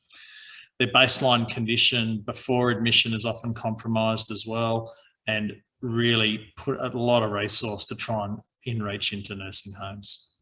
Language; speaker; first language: English; native; English